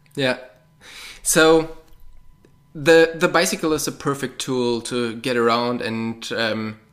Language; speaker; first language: English; non-native, fluent; German